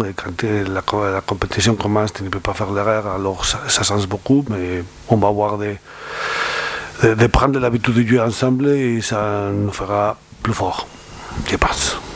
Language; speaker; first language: French; non-native, fluent; Spanish